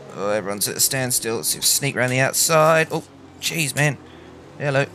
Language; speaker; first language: English; native; English